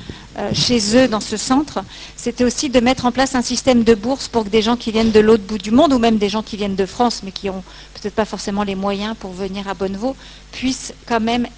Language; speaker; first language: French; native; French